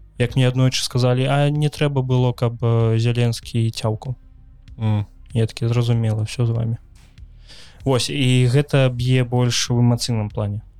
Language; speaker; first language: Belarusian; native; Belarusian